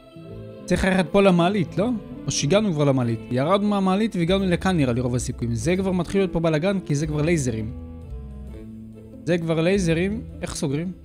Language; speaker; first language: Hebrew; native; Hebrew